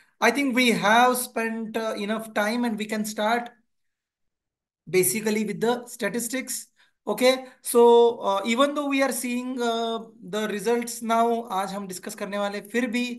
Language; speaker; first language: English; non-native, local second language; Hindi